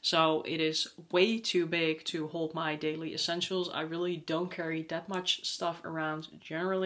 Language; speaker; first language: English; non-native, fluent; Dutch